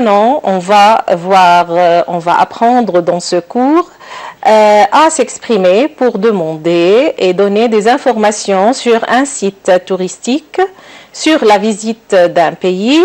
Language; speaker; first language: French; non-native, local second language; Arabic